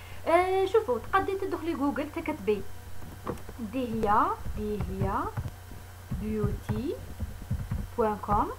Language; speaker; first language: Arabic; native; Arabic